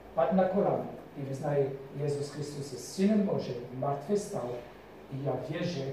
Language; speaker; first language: Polish; non-native, fluent; French